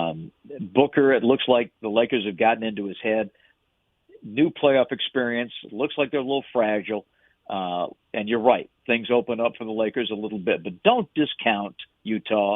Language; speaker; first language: English; native; English